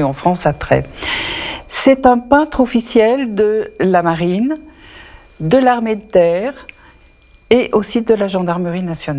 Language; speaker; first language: French; native; French